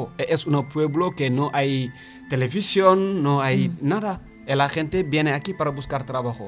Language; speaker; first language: Spanish; non-native, learner; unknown